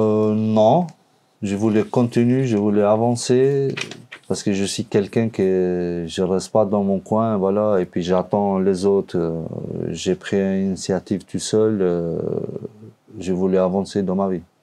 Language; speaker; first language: French; non-native, learner; Albanian